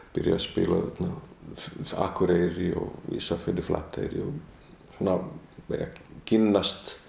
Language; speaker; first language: Icelandic; non-native, fluent; Hungarian